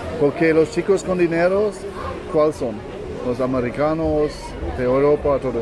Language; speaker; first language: Spanish; non-native, learner; German